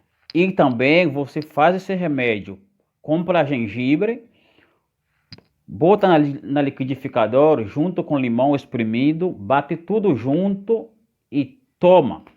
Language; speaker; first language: Portuguese; non-native, fluent; Haitian Creole